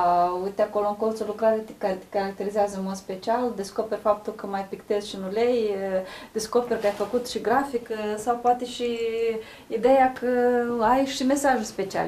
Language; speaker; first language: Romanian; native; Romanian